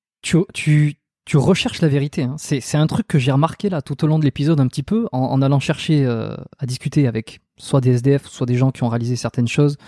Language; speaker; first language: French; native; French